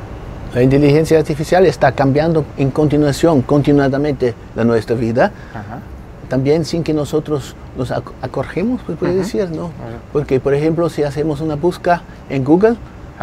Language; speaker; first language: Spanish; non-native, fluent; German